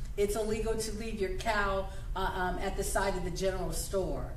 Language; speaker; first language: English; native; English